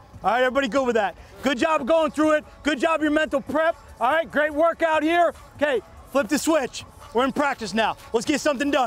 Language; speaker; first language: English; native; English